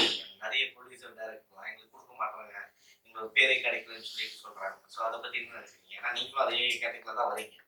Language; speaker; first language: Tamil; native; Tamil